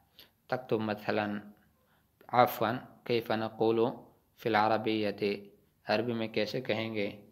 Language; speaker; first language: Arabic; non-native, fluent; Urdu